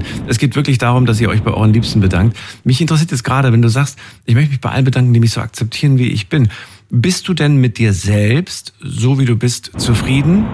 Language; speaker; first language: German; native; German